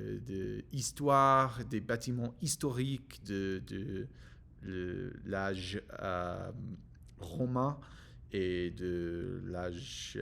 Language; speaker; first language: French; non-native, learner; English